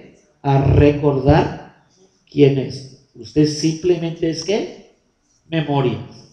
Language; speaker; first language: Spanish; native; Spanish